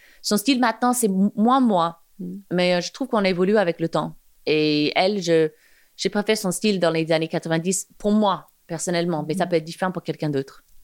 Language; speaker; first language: French; non-native, fluent; English